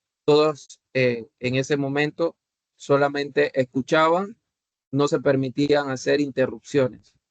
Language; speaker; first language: Spanish; native; Spanish